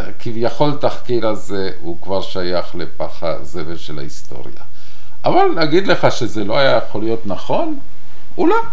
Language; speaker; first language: Hebrew; non-native, fluent; Spanish